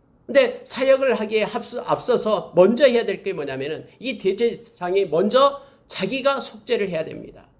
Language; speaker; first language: Korean; native; Korean